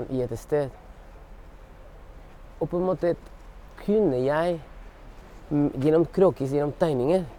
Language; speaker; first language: Norwegian; non-native, fluent; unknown